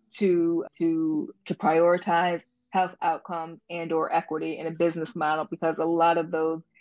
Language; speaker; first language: English; native; English